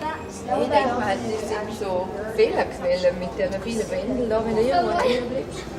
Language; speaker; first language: German; native; German